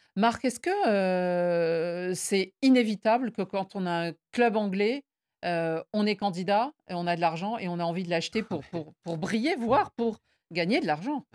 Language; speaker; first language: French; native; French